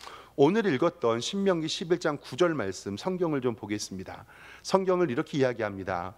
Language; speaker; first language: Korean; native; Korean